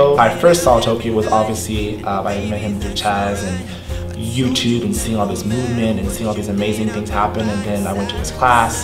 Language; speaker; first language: English; native; English